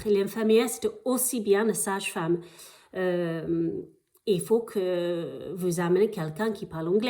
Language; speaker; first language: French; non-native, fluent; English